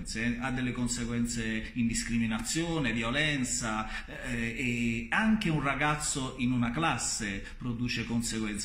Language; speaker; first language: Italian; native; Italian